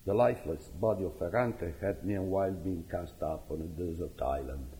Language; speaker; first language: English; non-native, fluent; Italian